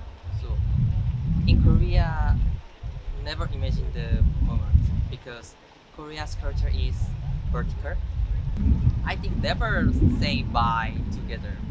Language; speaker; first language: English; non-native, learner; Korean